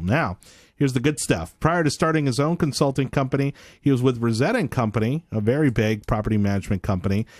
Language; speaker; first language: English; native; English